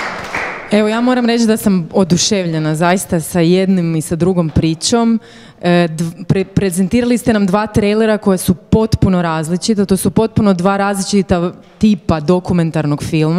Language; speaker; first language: Croatian; native; Croatian